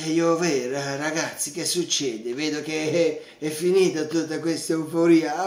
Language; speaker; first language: Italian; native; Italian